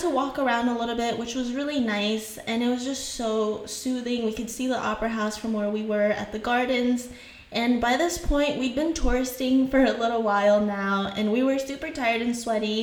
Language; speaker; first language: English; non-native, fluent; French